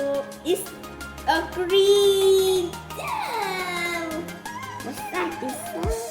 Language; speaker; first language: English; non-native, learner; Vietnamese